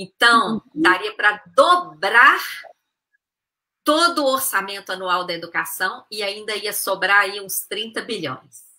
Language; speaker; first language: Portuguese; native; Portuguese